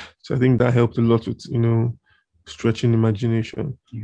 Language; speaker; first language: English; non-native, local second language; Igbo